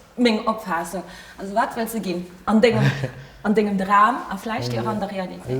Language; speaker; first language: Luxembourgish; early bilingual, other home language; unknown